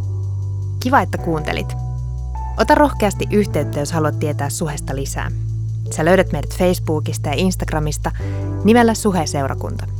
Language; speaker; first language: Finnish; native; Finnish